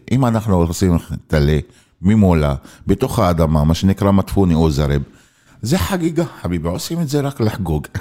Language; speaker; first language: Hebrew; non-native, local second language; Arabic